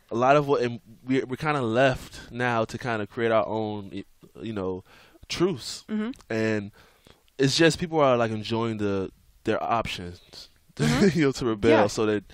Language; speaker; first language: English; native; English